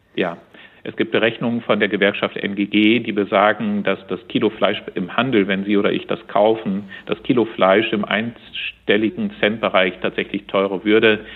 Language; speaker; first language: German; native; German